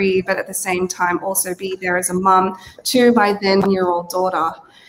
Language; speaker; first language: English; native; English